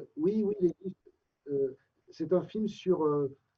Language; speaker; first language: French; native; French